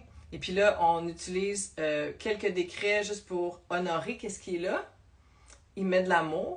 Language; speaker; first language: French; native; French